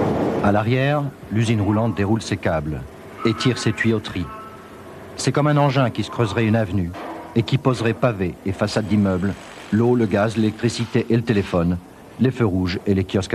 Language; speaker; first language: French; native; French